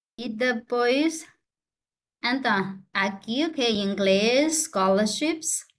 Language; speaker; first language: Portuguese; non-native, fluent; Chinese